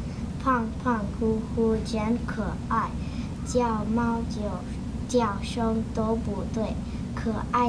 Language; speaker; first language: Chinese; non-native, learner; English